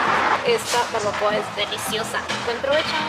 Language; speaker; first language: Spanish; native; Spanish